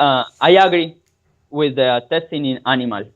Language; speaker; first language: English; non-native, learner; Spanish